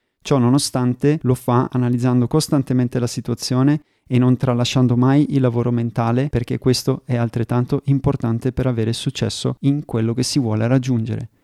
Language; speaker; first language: Italian; early bilingual, heritage; Italian